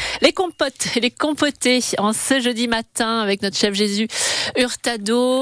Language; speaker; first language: French; native; French